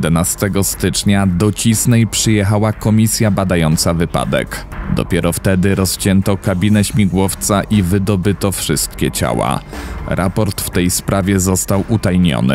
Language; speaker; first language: Polish; native; Polish